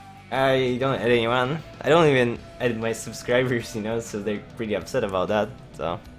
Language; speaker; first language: English; non-native, fluent; Russian